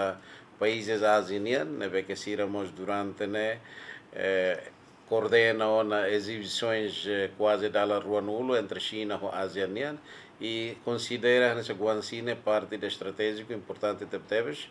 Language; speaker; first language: Portuguese; non-native, local second language; Tetum